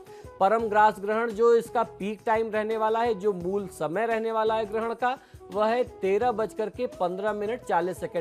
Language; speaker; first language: Hindi; native; Hindi